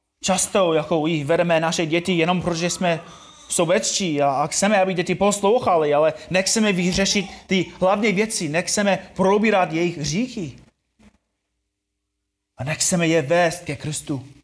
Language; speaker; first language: Czech; non-native, fluent; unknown